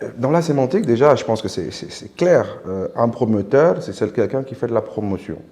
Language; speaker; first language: French; non-native, local second language; Wolof